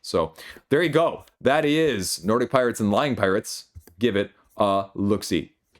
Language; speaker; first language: English; native; English